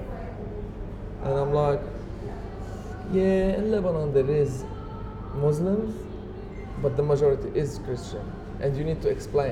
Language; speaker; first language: English; non-native, fluent; Arabic